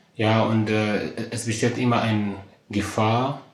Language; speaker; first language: German; non-native, fluent; Arabic